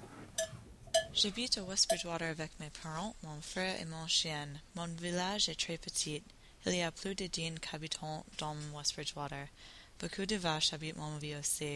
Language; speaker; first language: French; non-native, learner; English